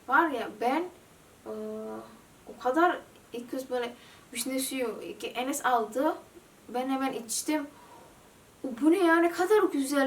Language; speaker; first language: Turkish; non-native, learner; Indonesian